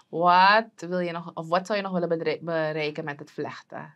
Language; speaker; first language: Dutch; native; Dutch